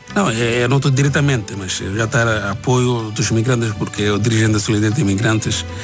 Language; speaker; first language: Portuguese; non-native, learner; Bangla